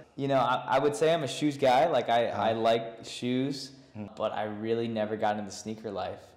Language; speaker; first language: English; native; English